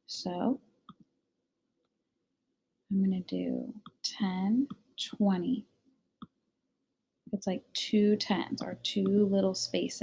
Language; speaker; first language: English; native; English